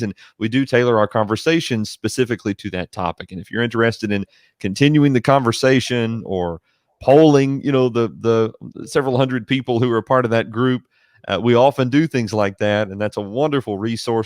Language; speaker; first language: English; native; English